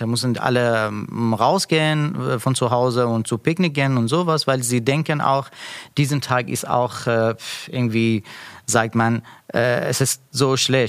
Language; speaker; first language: German; non-native, learner; Persian